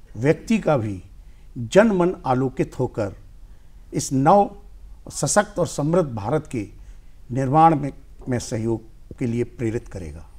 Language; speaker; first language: Hindi; native; Hindi